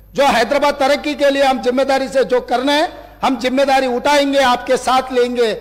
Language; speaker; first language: Hindi; non-native, local second language; Telugu